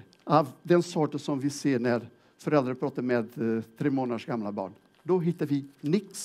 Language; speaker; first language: Swedish; non-native, fluent; Portuguese